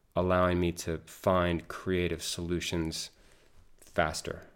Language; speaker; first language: English; native; English